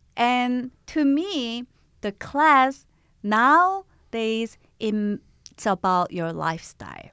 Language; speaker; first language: English; non-native, fluent; Korean